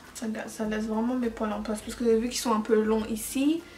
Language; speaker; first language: French; early bilingual, heritage; French